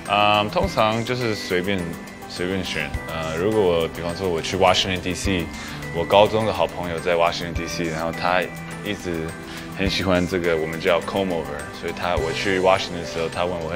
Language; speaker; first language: Chinese; early bilingual, heritage; English